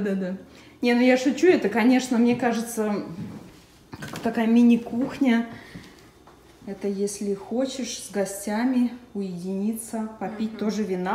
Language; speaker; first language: Russian; native; Russian